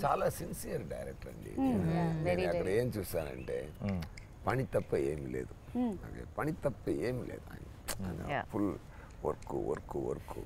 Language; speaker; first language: Telugu; non-native, learner; Tamil